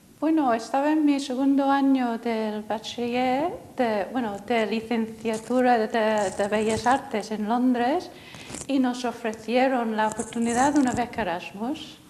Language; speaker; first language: Spanish; non-native, fluent; English